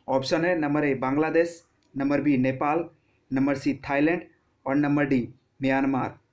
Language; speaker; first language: Hindi; non-native, local second language; Bangla